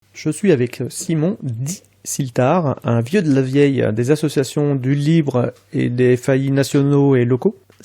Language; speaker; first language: French; native; French